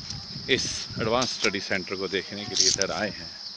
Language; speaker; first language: Hindi; native; Hindi